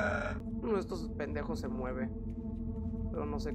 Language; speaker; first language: Spanish; native; Spanish